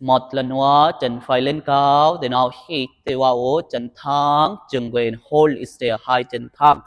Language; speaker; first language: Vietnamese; non-native, learner; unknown